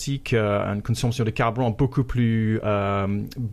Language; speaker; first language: French; non-native, fluent; English